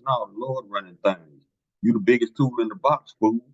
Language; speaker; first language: English; native; English